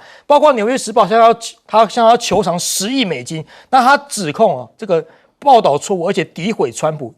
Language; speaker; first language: Chinese; native; Chinese